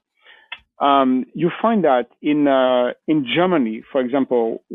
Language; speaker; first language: English; non-native, fluent; French